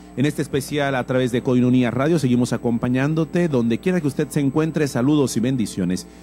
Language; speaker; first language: Spanish; native; Spanish